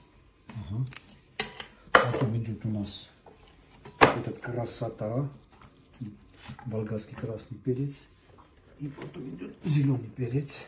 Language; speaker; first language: Russian; non-native, fluent; Armenian